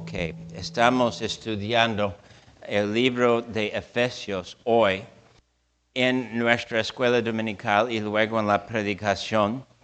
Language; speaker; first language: Spanish; non-native, fluent; English